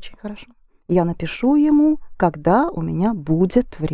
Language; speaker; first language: Russian; non-native, fluent; English